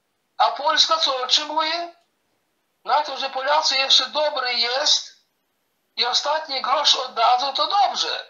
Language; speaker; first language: Polish; early bilingual, heritage; Polish